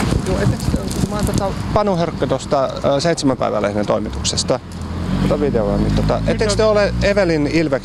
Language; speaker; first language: Finnish; native; Finnish